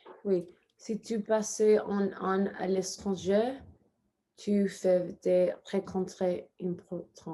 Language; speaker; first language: French; non-native, learner; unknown